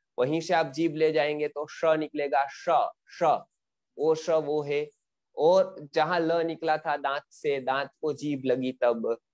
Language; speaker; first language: Hindi; non-native, local second language; Gujarati